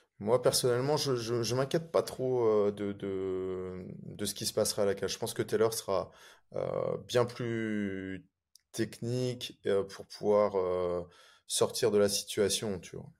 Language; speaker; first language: French; native; French